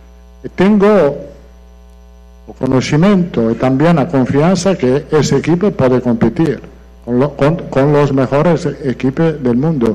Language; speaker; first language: Portuguese; non-native, fluent; Italian